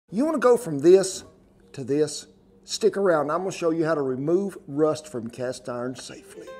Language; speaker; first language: English; native; English